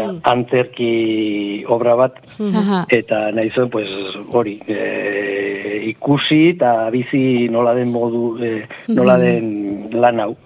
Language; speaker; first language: Basque; non-native, local second language; Spanish